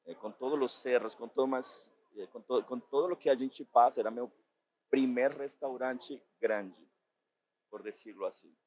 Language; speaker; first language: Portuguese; non-native, fluent; Spanish